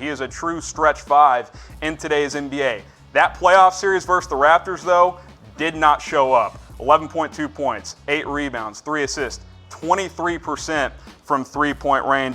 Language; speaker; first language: English; native; English